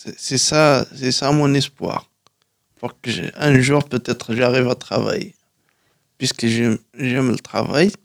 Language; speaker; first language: French; non-native, local second language; Kabyle